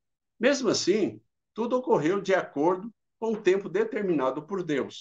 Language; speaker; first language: Portuguese; native; Portuguese